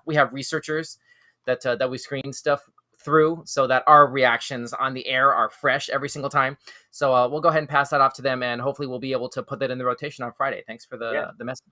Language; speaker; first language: English; native; English